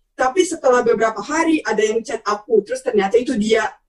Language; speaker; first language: Indonesian; non-native, fluent; Bosnian